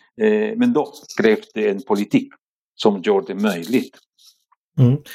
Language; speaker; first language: Swedish; non-native, fluent; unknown